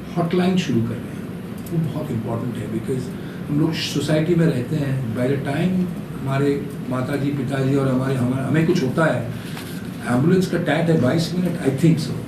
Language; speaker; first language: Hindi; non-native, local second language; Bangla